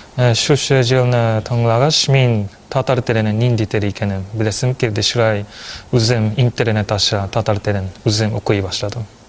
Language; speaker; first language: Tatar; non-native, fluent; Japanese